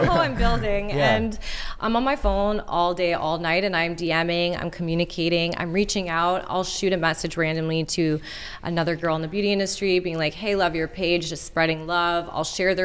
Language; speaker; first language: English; native; English